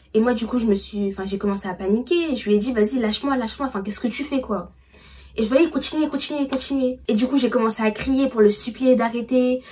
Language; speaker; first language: French; early bilingual, other home language; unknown